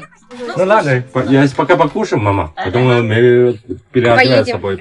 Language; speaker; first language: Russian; non-native, learner; Chinese